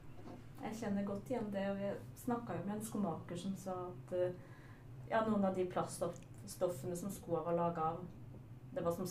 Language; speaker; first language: Norwegian; native; Norwegian